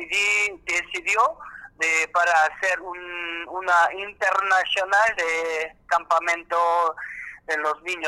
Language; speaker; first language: Spanish; non-native, learner; Korean